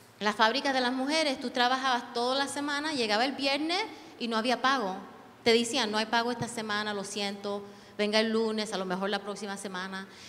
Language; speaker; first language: Spanish; early bilingual, heritage; Spanish